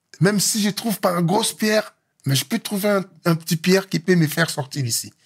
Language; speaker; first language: French; non-native, local second language; Lingala